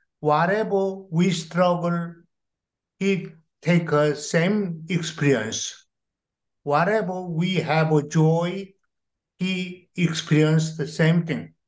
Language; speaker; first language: English; non-native, learner; Korean